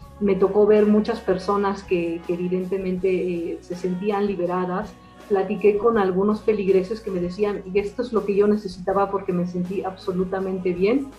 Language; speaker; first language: Spanish; native; Spanish